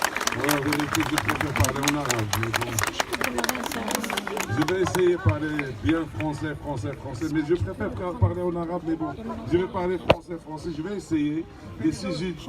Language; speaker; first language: French; non-native, learner; Arabic